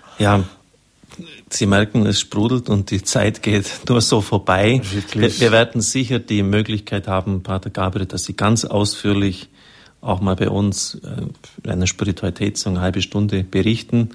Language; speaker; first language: German; native; German